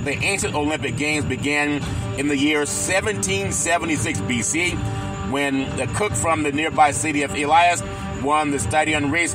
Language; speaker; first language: English; native; English